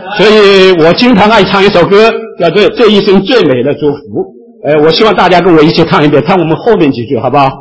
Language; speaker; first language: Chinese; native; Chinese